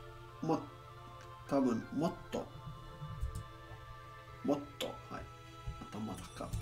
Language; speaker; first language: Japanese; non-native, learner; English